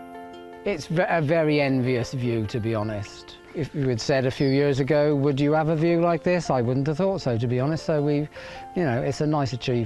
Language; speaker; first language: English; native; English